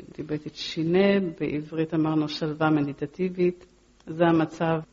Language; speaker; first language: Hebrew; early bilingual, other home language; Polish